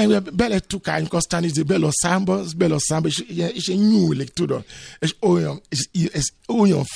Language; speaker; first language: Hungarian; non-native, learner; Yoruba